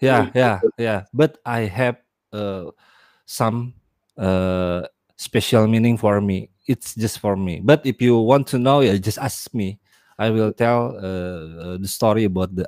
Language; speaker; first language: English; non-native, learner; Indonesian